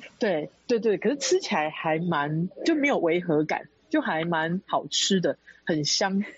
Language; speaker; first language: Chinese; early bilingual, heritage; Chinese